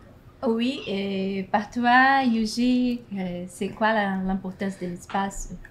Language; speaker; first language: French; non-native, fluent; Portuguese